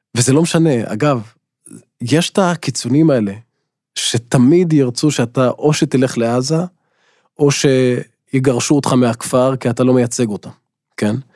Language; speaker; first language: Hebrew; non-native, local second language; Arabic